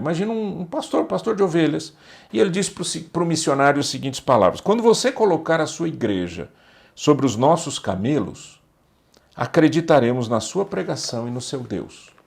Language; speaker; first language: Portuguese; native; Portuguese